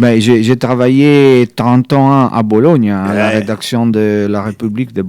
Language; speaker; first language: French; non-native, fluent; Italian